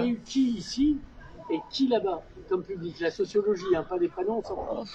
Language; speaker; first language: French; native; French